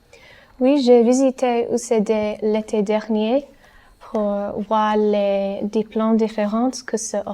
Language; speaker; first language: French; non-native, learner; English